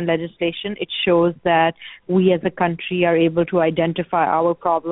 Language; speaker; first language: English; non-native, local second language; Urdu